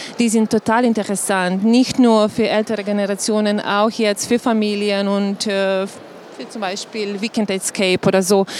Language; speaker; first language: German; non-native, fluent; Slovenian